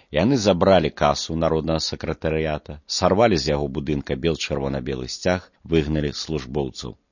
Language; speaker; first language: Belarusian; non-native, local second language; Russian